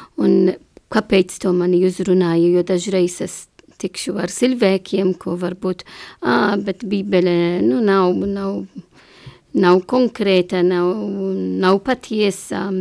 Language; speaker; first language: Latvian; non-native, learner; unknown